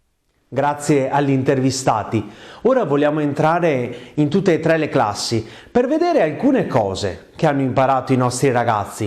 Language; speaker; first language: Italian; native; Italian